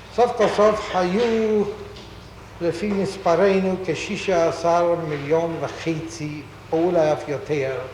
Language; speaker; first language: Hebrew; non-native, fluent; Polish